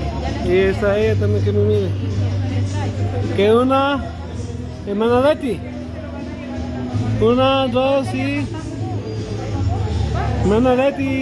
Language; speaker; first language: Spanish; early bilingual, heritage; Spanish